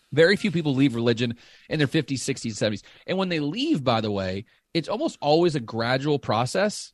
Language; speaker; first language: English; native; English